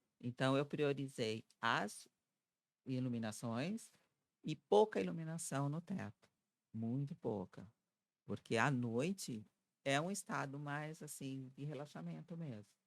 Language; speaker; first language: Portuguese; native; Portuguese